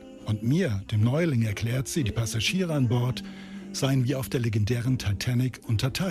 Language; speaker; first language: German; native; German